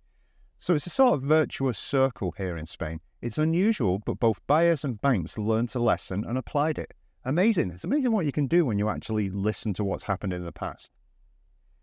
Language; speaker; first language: English; native; English